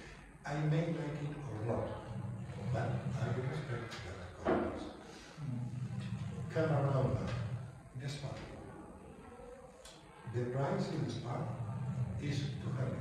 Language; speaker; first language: English; non-native, fluent; Spanish